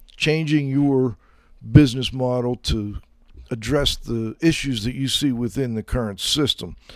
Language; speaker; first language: English; native; English